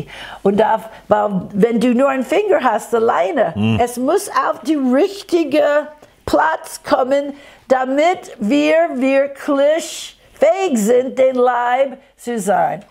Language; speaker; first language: German; non-native, fluent; English